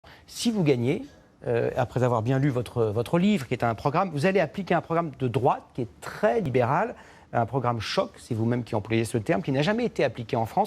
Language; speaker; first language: French; native; French